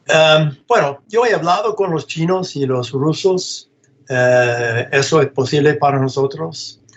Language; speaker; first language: Spanish; non-native, fluent; English